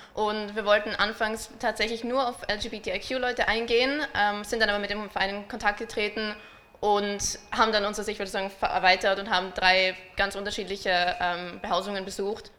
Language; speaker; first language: German; native; German